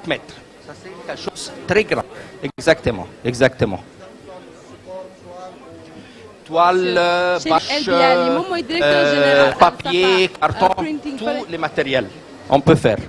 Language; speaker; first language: French; non-native, learner; Arabic